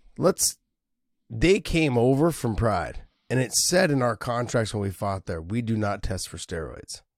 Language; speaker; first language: English; native; English